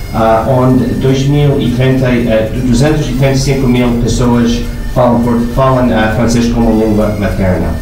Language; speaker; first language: Portuguese; non-native, fluent; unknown